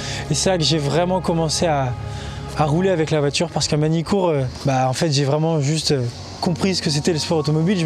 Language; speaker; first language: French; native; French